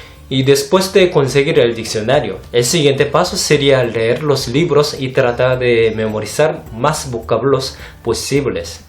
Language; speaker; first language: Spanish; non-native, fluent; Korean